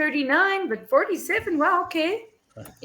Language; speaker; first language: English; non-native, fluent; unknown